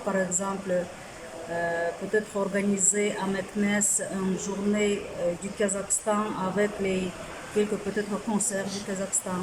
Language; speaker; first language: French; non-native, fluent; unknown